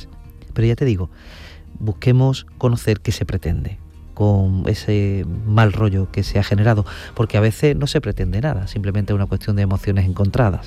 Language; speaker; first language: Spanish; native; Spanish